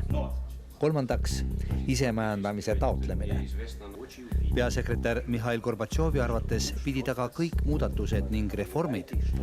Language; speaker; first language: Estonian; native; Estonian